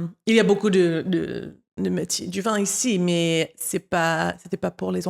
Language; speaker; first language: French; non-native, fluent; English